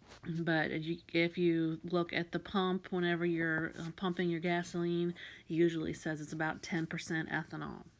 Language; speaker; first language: English; native; English